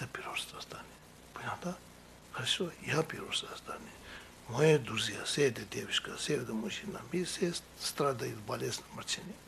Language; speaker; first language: Russian; non-native, learner; Tibetan